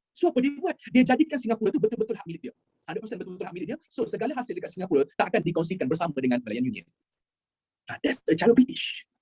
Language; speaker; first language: Malay; native; Malay